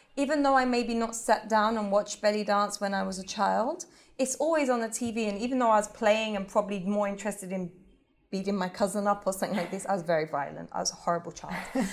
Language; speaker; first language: English; native; English